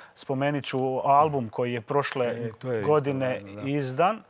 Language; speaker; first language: Croatian; native; Croatian